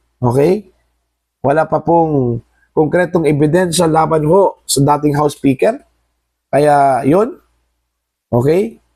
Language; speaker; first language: Filipino; non-native, local second language; Cebuano